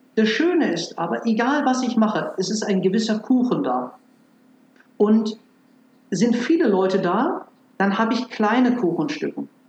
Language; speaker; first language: German; native; German